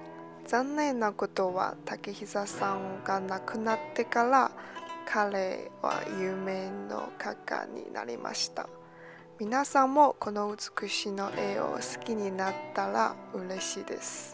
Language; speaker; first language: Japanese; non-native, learner; Chinese